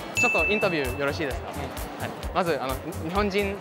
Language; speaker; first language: Japanese; non-native, fluent; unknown